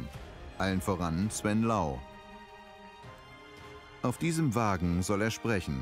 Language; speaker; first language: German; non-native, fluent; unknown